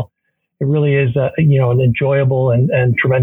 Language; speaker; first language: English; native; English